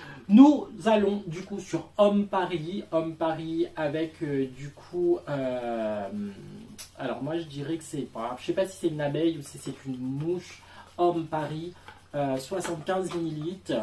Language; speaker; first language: French; native; French